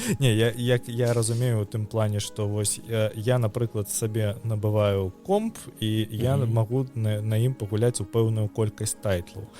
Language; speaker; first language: Belarusian; native; Belarusian